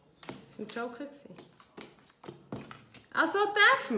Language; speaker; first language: German; native; German